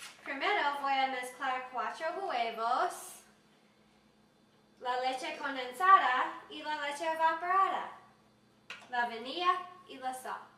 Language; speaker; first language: Spanish; non-native, learner; English